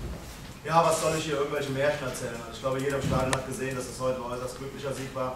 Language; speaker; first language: German; native; German